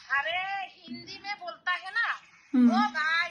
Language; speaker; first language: Hindi; non-native, learner; Bangla